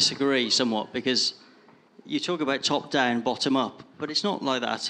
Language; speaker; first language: English; native; English